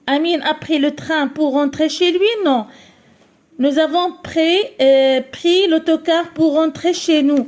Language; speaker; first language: French; non-native, local second language; Arabic